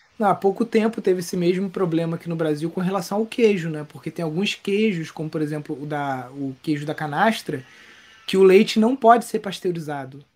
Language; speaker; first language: Portuguese; native; Portuguese